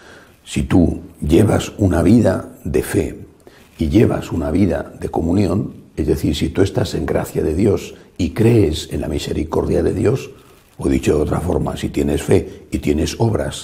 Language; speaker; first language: Spanish; native; Spanish